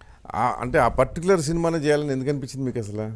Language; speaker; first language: Telugu; native; Telugu